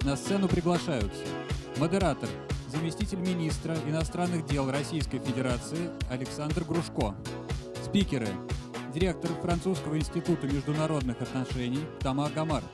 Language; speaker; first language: Russian; native; Russian